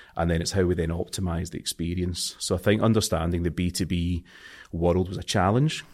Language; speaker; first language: English; native; English